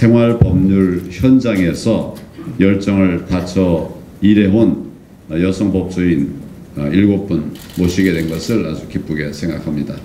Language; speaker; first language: Korean; native; Korean